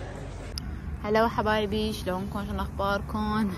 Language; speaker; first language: Arabic; non-native, fluent; Persian